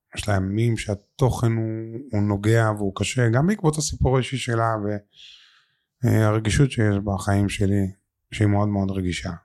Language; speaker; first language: Hebrew; native; Hebrew